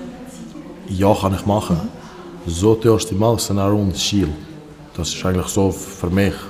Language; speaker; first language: German; early bilingual, other home language; Albanian